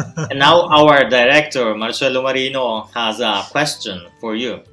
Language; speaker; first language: English; non-native, fluent; Italian